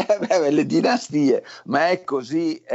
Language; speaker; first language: Italian; native; Italian